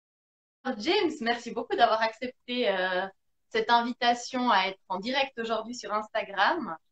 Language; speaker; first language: French; native; French